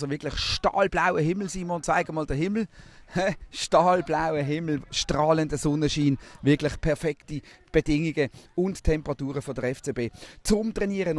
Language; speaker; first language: German; native; German